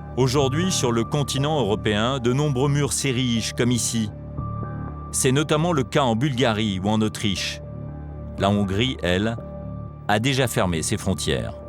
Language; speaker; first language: French; native; French